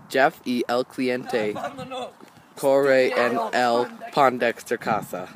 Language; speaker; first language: Spanish; non-native, learner; English